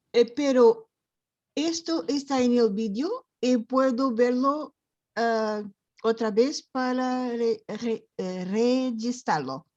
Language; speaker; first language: Spanish; non-native, learner; Portuguese